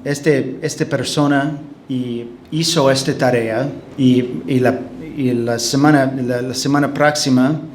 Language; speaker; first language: Spanish; non-native, fluent; English